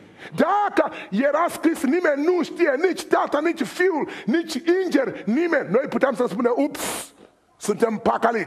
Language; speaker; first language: Romanian; non-native, fluent; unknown